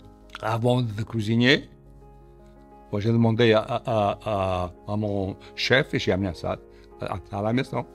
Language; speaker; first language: French; non-native, learner; Portuguese